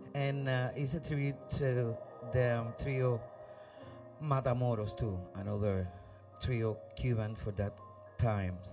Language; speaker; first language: English; non-native, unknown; Spanish